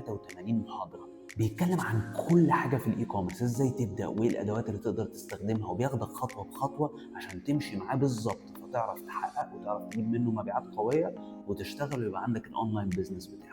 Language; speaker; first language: Arabic; native; Arabic